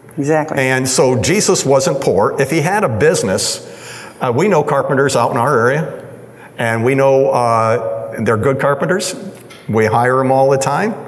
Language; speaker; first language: English; native; English